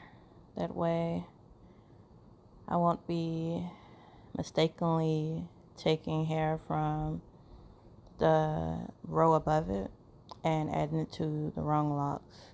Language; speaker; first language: English; native; English